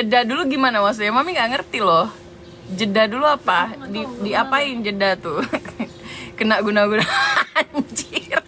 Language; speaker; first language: Indonesian; native; Indonesian